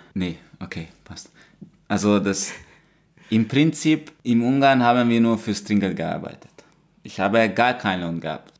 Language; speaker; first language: German; non-native, fluent; Hungarian